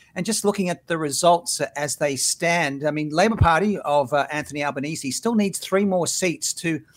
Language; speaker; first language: English; native; English